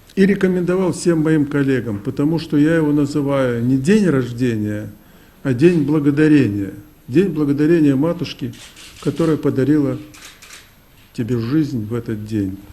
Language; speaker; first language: Russian; native; Russian